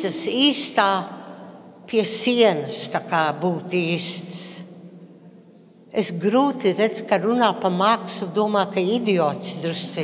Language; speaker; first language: Latvian; early bilingual, heritage; Latvian